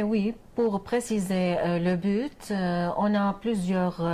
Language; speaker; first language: French; non-native, fluent; Arabic